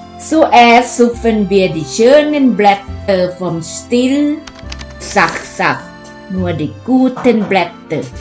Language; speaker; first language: German; non-native, fluent; Thai